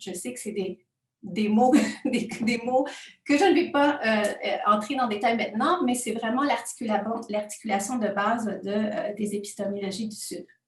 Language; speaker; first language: French; non-native, fluent; Spanish